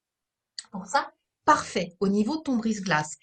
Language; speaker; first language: French; native; French